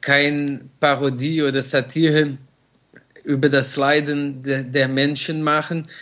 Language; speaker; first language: German; non-native, fluent; Portuguese